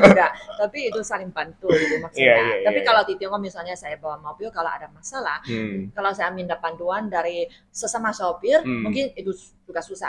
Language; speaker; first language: Indonesian; non-native, fluent; Chinese